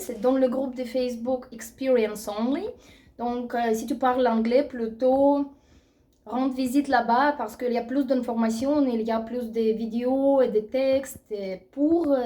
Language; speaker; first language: French; non-native, fluent; Russian